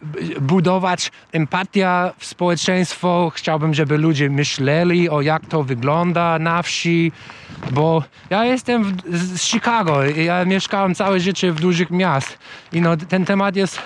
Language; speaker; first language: Polish; non-native, learner; English